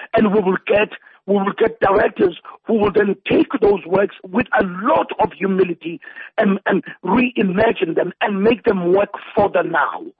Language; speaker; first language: English; non-native, local second language; Zulu